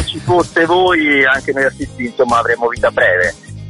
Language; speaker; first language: Italian; native; Italian